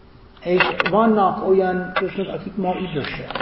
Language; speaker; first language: Hungarian; non-native, learner; English